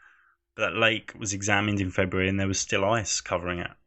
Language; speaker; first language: English; native; English